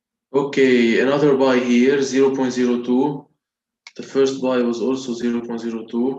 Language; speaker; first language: English; non-native, local second language; Arabic